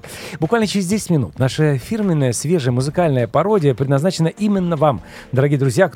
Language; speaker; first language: Russian; native; Russian